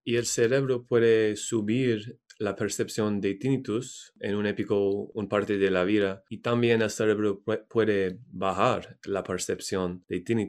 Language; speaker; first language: Spanish; non-native, learner; English